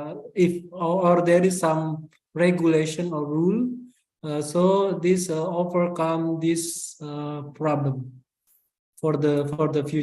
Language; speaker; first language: English; non-native, fluent; Indonesian